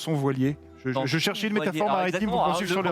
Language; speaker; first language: French; native; French